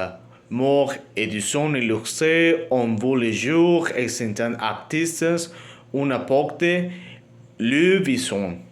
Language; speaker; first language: French; non-native, learner; Spanish